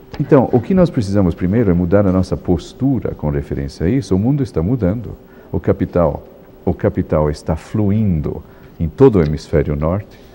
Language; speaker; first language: Portuguese; non-native, fluent; Italian